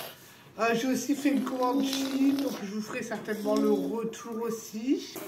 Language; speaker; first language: French; native; French